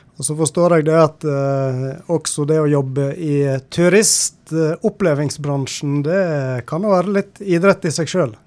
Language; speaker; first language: Norwegian; native; Norwegian